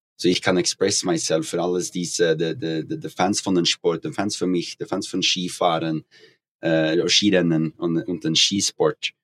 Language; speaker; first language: German; non-native, learner; Norwegian